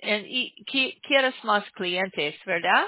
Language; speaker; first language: Spanish; non-native, learner; English